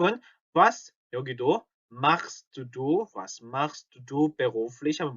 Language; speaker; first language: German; non-native, fluent; Korean